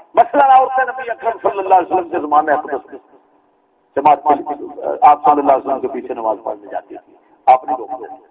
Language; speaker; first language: Urdu; non-native, local second language; Punjabi